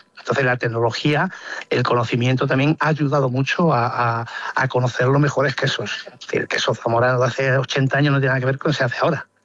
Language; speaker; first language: Spanish; native; Spanish